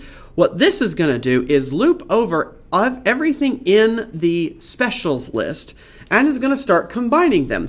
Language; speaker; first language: English; native; English